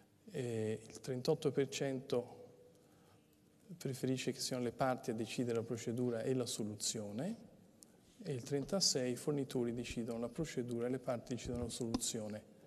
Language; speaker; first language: Italian; native; Italian